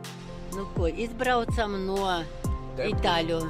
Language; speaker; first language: Latvian; non-native, local second language; Russian